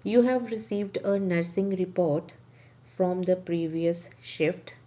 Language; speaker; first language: English; non-native, local second language; Punjabi